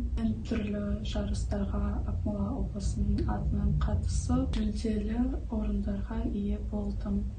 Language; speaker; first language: Kazakh; non-native, local second language; Russian